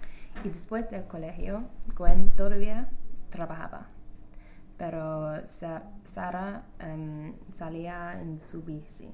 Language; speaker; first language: Spanish; non-native, learner; English